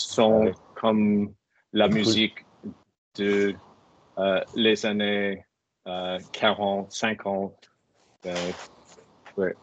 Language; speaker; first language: French; non-native, learner; English